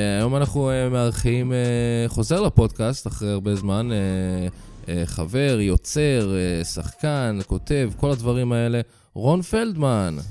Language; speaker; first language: Hebrew; native; Hebrew